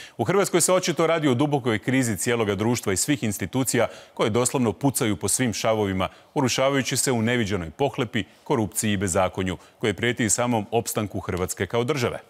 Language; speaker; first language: Croatian; native; Croatian